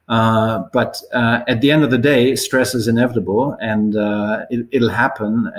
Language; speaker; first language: English; non-native, fluent; German